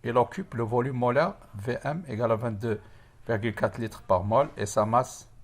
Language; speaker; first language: French; non-native, local second language; Arabic